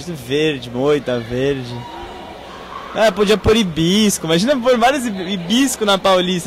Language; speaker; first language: Portuguese; native; Portuguese